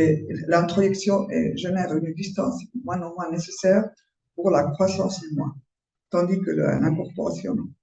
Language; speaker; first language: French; non-native, fluent; Spanish